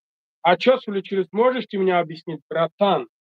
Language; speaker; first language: Russian; non-native, fluent; Tajik